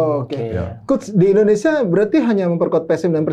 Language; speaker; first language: Indonesian; native; Indonesian